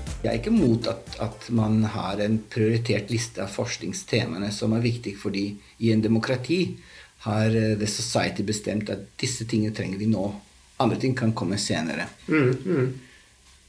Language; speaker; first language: Norwegian; non-native, fluent; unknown